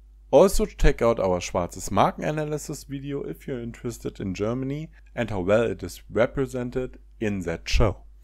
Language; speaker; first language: English; non-native, fluent; German